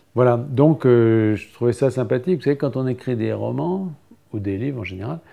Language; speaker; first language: French; native; French